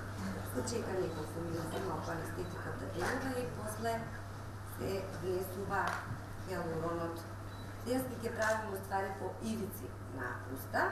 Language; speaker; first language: Macedonian; native; Macedonian